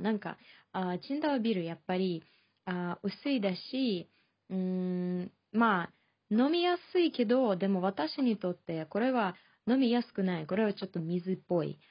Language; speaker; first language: Japanese; non-native, fluent; Chinese